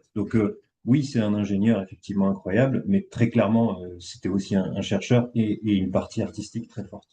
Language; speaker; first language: French; native; French